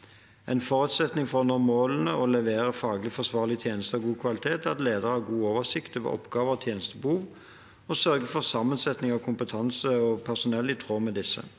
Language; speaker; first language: Norwegian; native; Norwegian